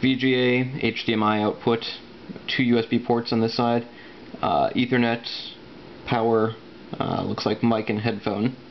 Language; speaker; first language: English; native; English